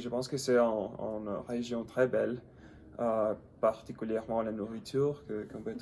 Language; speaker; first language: French; non-native, learner; English